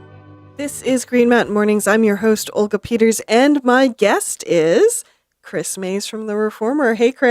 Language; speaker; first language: English; native; English